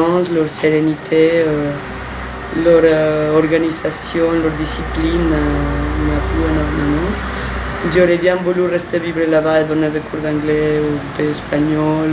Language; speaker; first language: French; non-native, fluent; Spanish